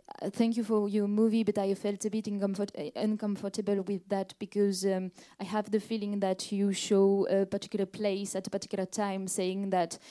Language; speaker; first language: English; non-native, fluent; French